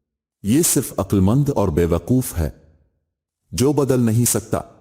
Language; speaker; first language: Urdu; native; Urdu